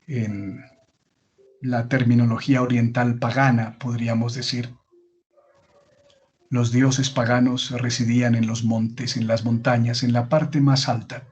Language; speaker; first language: Spanish; native; Spanish